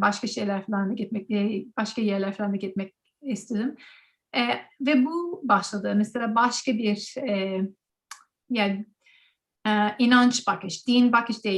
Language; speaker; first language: Turkish; non-native, learner; English